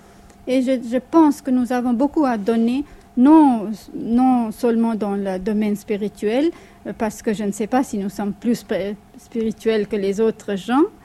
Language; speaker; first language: French; non-native, fluent; Hindi